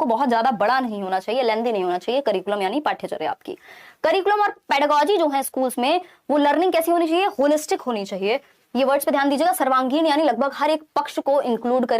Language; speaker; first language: Hindi; native; Hindi